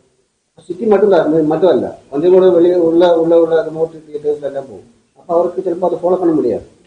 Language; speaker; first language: Tamil; non-native, learner; Malayalam